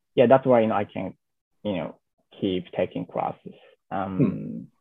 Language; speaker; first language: English; non-native, learner; Japanese